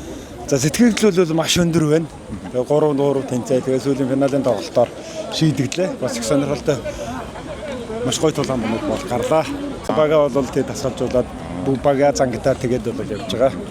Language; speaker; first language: Mongolian; native; Mongolian